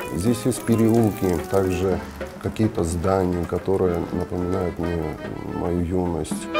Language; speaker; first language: Russian; non-native, fluent; Armenian